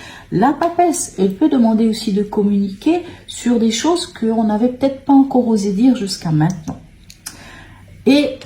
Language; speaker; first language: French; native; French